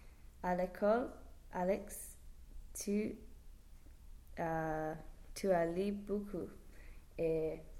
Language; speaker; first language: French; non-native, learner; English